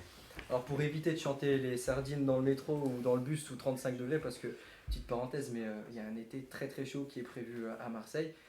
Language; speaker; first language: French; native; French